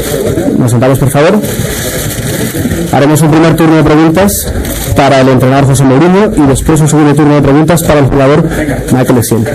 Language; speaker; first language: Spanish; native; Spanish